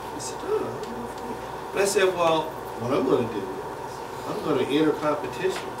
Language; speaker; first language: English; native; English